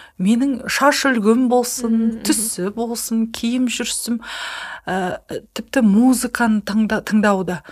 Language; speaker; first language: Kazakh; native; Kazakh